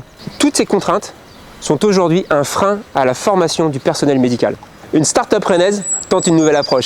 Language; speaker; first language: French; native; French